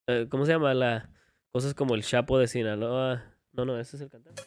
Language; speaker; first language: Spanish; native; Spanish